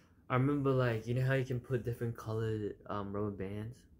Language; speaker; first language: English; early bilingual, other home language; Korean